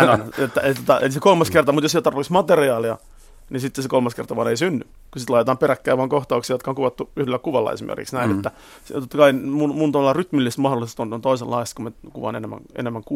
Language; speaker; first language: Finnish; native; Finnish